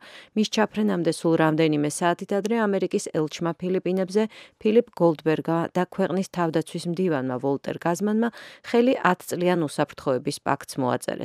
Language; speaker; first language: Georgian; native; Georgian